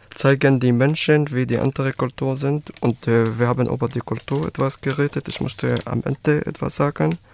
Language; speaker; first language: German; non-native, learner; Arabic